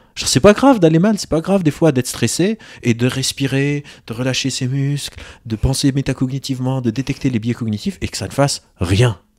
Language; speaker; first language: French; non-native, local second language; Arabic